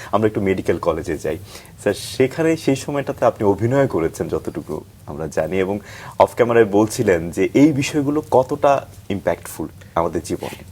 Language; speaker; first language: Bangla; native; Bangla